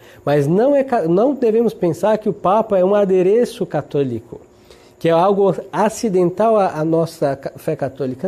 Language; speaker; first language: Portuguese; native; Portuguese